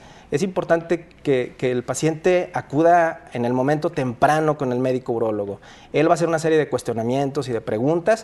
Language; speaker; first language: Spanish; native; Spanish